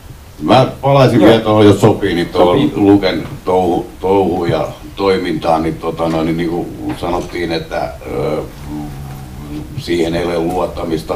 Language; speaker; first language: Finnish; native; Finnish